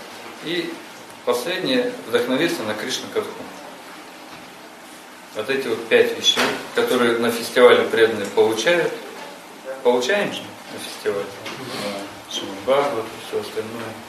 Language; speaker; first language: Russian; native; Russian